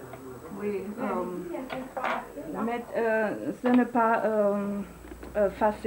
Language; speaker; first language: French; non-native, learner; German